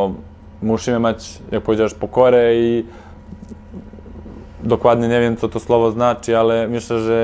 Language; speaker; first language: Polish; non-native, fluent; Serbian